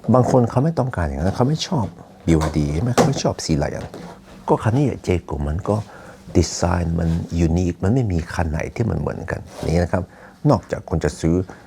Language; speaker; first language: Thai; non-native, fluent; Norwegian